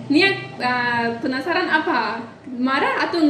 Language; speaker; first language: Indonesian; non-native, learner; Turkish